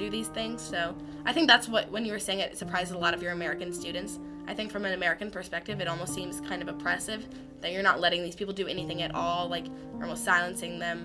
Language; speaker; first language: English; native; English